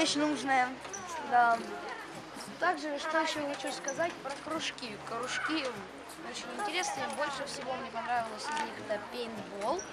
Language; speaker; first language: Russian; non-native, local second language; Ukrainian